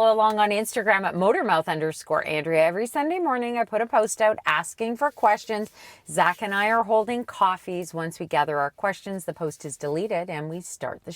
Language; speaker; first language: English; native; English